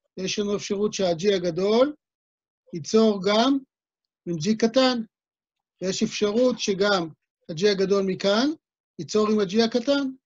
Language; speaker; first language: Hebrew; native; Hebrew